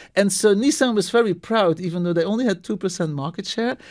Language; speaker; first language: English; non-native, fluent; Dutch